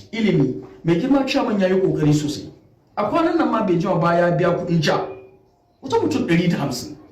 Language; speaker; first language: Hausa; native; Hausa